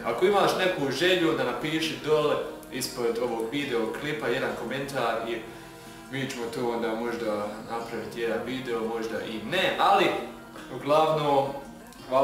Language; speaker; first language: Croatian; early bilingual, heritage; Croatian